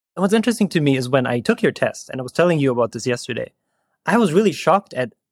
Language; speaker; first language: English; non-native, fluent; German